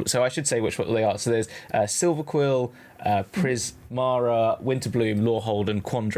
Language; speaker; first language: English; native; English